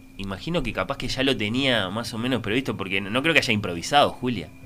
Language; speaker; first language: Spanish; native; Spanish